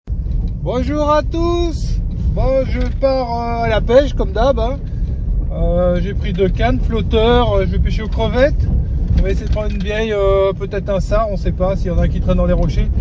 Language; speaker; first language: French; native; French